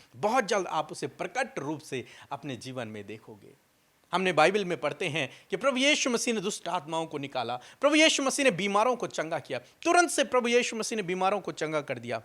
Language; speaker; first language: Hindi; native; Hindi